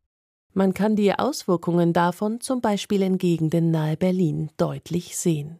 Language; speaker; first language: German; native; German